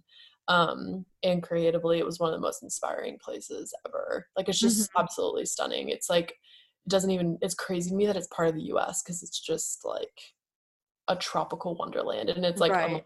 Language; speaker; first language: English; native; English